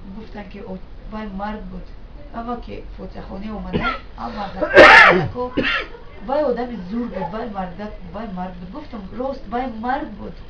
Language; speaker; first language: Tajik; non-native, local second language; Shughni